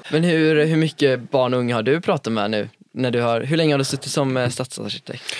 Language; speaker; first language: Swedish; native; Swedish